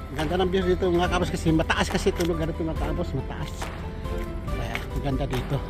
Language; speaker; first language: Filipino; non-native, local second language; Cebuano